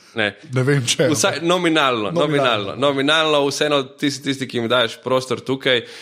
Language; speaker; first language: Slovenian; early bilingual, other home language; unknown